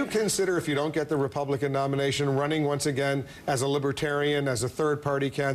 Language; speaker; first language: English; native; English